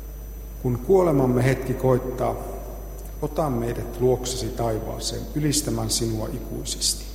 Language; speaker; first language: Finnish; native; Finnish